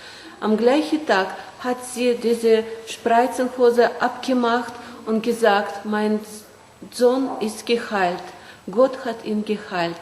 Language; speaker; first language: German; non-native, learner; Korean